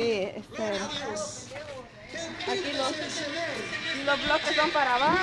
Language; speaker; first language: Spanish; native; Spanish